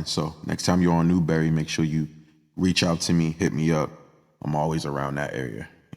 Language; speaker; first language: English; native; English